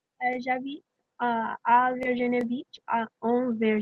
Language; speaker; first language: French; non-native, learner; English